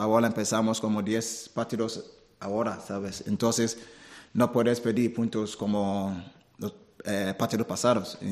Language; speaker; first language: Spanish; non-native, learner; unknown